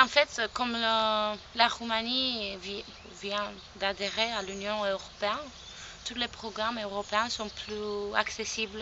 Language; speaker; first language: French; non-native, fluent; Romanian